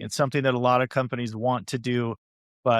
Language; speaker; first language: English; native; English